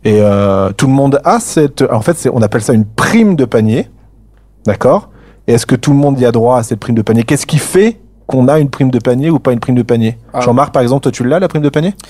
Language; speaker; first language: French; native; French